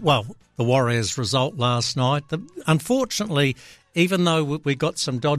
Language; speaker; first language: English; native; English